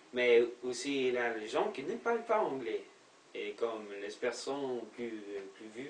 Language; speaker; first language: French; non-native, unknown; English